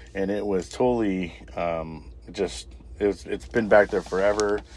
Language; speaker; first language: English; native; English